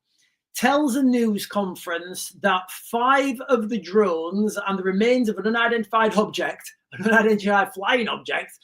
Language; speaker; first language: English; native; English